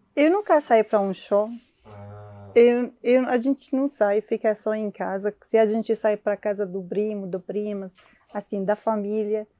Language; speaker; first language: Portuguese; non-native, learner; Arabic